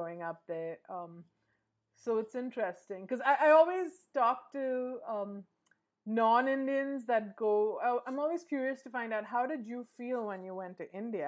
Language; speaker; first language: English; native; English